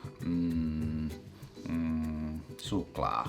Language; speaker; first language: Finnish; non-native, learner; English